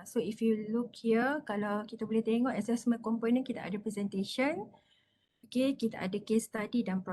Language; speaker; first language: Malay; native; Malay